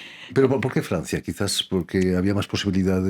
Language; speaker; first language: Spanish; native; Spanish